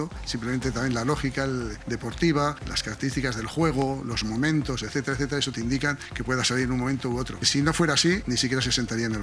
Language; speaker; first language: Spanish; native; Spanish